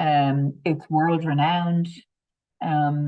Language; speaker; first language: English; native; English